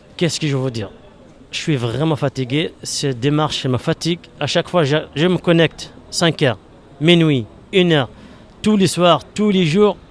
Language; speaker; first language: French; non-native, local second language; Arabic